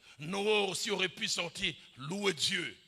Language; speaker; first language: French; non-native, local second language; Lingala